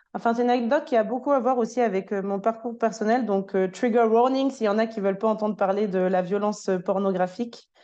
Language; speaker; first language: French; native; French